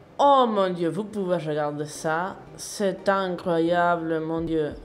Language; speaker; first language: French; non-native, learner; Spanish